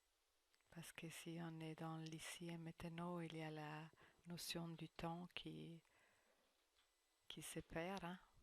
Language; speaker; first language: French; non-native, fluent; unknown